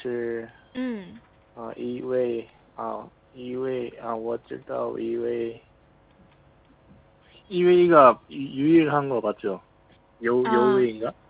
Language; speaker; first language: Chinese; non-native, learner; Korean